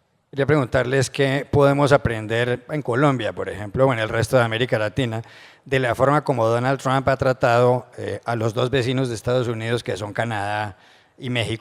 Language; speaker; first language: Spanish; native; Spanish